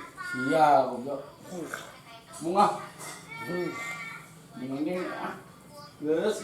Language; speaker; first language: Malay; non-native, local second language; Sundanese